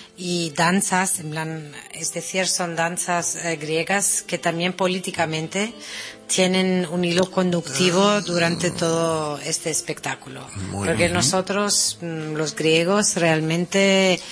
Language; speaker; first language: Spanish; non-native, fluent; Greek